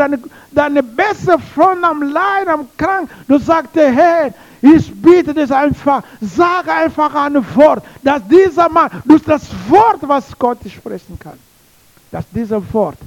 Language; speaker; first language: German; non-native, learner; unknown